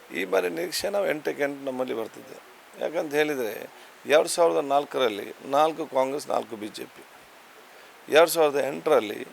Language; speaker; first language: Kannada; non-native, local second language; Badaga